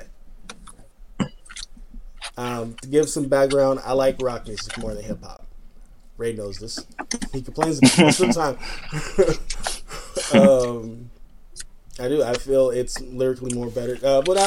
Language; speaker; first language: English; native; English